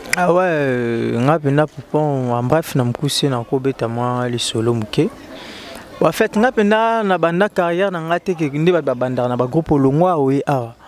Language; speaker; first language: Lingala; native; Lingala